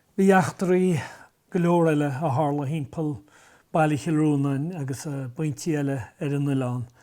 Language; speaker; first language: Irish; native; Irish